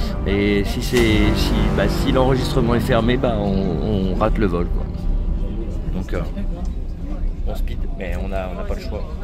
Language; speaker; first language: French; native; French